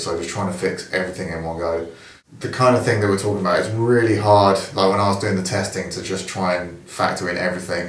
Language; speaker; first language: English; native; English